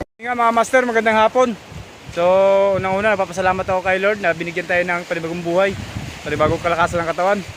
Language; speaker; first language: Filipino; non-native, local second language; Cebuano